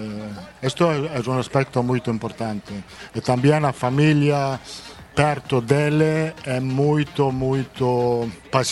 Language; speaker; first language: Spanish; non-native, fluent; Italian